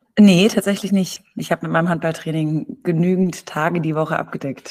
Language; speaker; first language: German; native; German